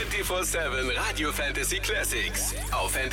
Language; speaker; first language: German; native; German